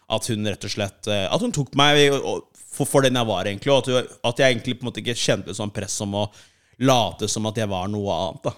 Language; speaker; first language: Norwegian; early bilingual, other home language; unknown